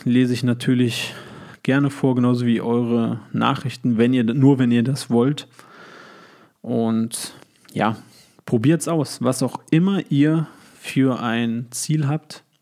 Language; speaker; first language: German; native; German